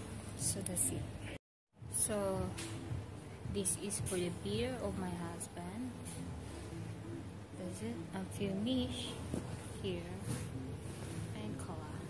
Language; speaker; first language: English; non-native, learner; Filipino